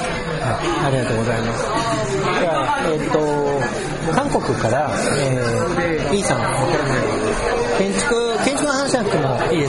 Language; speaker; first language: Japanese; native; Japanese